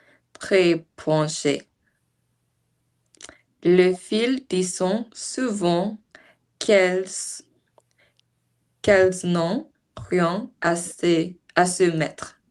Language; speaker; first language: French; non-native, learner; English